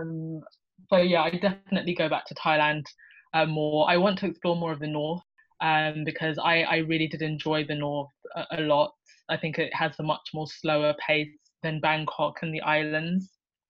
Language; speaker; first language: English; native; English